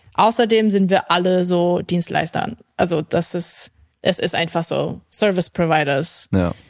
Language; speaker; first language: German; early bilingual, heritage; English